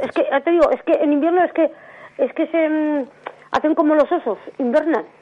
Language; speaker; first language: Spanish; native; Spanish